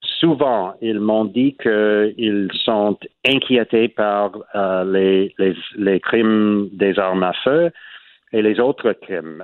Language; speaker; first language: French; non-native, learner; English